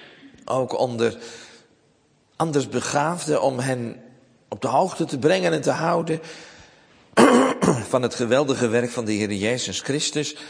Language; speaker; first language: Dutch; native; Dutch